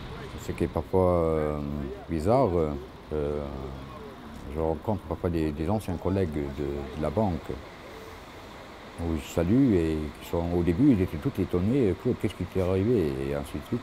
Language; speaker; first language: French; non-native, local second language; Luxembourgish